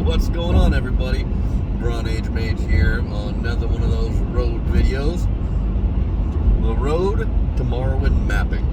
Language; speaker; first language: English; native; English